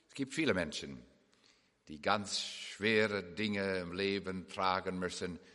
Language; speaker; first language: German; early bilingual, heritage; English